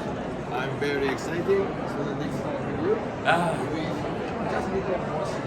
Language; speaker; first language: English; non-native, learner; Japanese